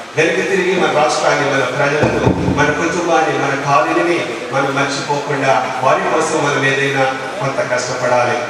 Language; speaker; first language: Telugu; non-native, local second language; Lambadi